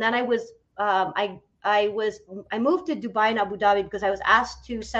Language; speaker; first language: English; native; English